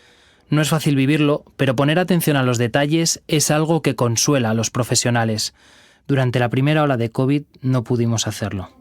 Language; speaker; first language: Spanish; native; Spanish